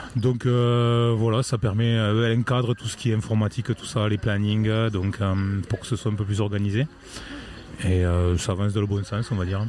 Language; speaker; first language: French; native; French